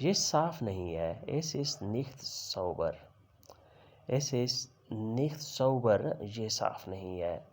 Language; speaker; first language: German; non-native, learner; Urdu